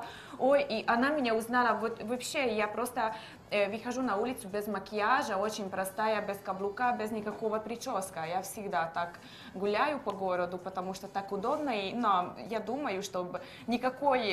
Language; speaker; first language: Russian; non-native, learner; Hungarian